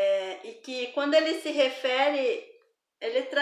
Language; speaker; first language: Portuguese; native; Portuguese